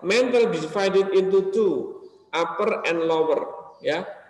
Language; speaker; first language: English; non-native, learner; Indonesian